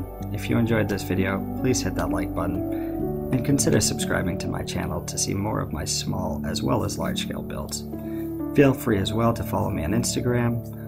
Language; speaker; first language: English; native; English